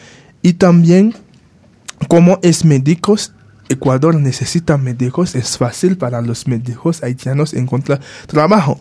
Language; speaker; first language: Spanish; non-native, fluent; Haitian Creole